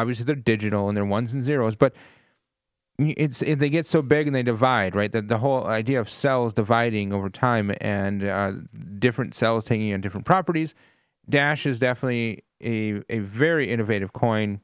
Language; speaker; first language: English; native; English